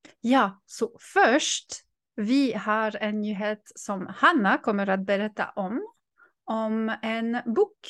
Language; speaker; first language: Swedish; non-native, fluent; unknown